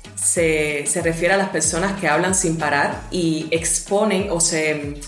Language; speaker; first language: Spanish; native; Spanish